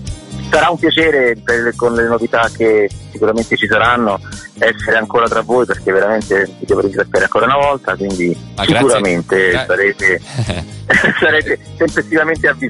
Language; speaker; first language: Italian; native; Italian